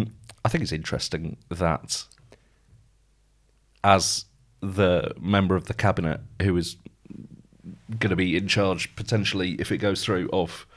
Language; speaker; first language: English; native; English